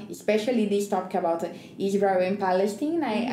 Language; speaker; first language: English; non-native, learner; Portuguese